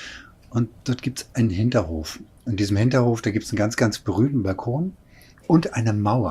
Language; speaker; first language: German; native; German